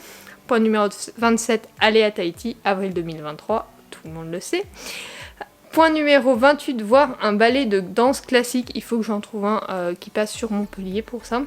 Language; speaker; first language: French; native; French